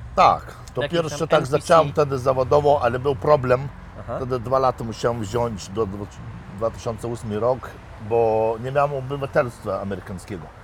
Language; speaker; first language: Polish; non-native, fluent; Lithuanian